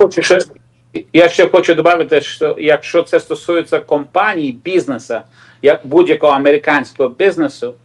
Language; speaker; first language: Ukrainian; non-native, local second language; Russian